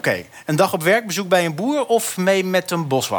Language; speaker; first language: Dutch; native; Dutch